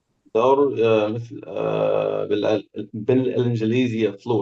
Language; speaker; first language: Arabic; non-native, learner; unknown